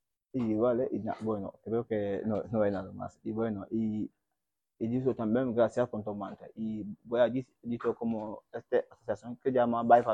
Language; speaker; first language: Spanish; non-native, learner; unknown